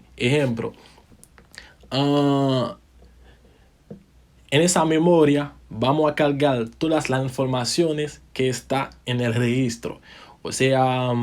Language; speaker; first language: Spanish; non-native, fluent; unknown